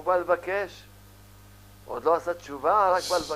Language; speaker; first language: Hebrew; early bilingual, other home language; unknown